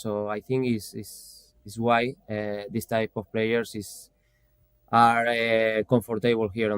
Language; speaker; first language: English; non-native, fluent; Spanish